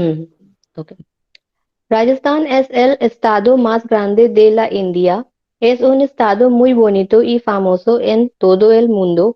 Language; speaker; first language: Spanish; non-native, learner; Hindi